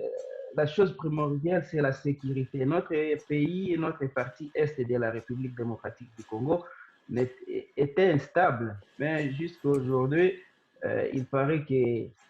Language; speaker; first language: French; non-native, local second language; Swahili